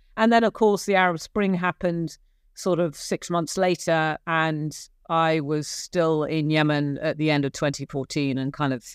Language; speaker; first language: English; native; English